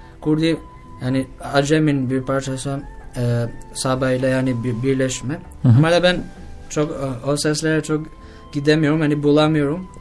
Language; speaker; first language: Turkish; non-native, learner; Albanian